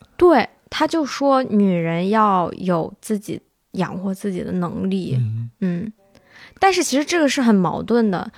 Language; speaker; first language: Chinese; native; Chinese